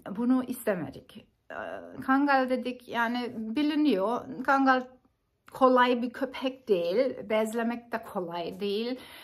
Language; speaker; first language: Turkish; non-native, learner; German